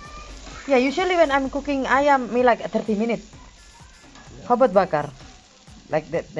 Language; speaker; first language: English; non-native, learner; Indonesian